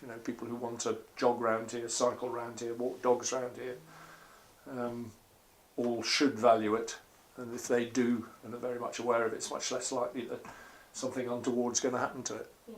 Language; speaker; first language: English; native; English